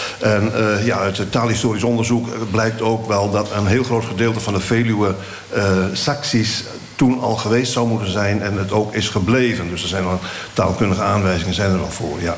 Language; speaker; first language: Dutch; native; Dutch